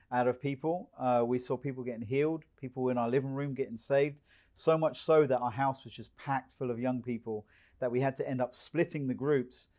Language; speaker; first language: English; native; English